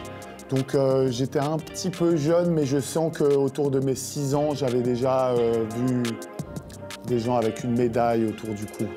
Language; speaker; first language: French; native; French